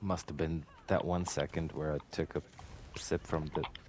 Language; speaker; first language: English; native; English